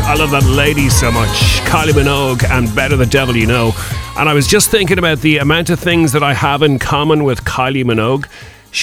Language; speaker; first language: English; native; English